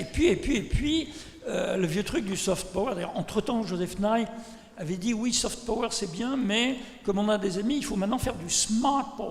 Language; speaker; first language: French; native; French